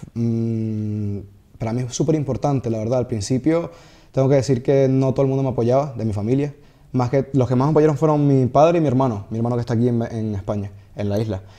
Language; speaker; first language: Spanish; native; Spanish